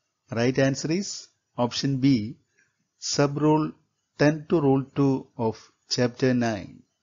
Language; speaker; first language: English; non-native, local second language; Malayalam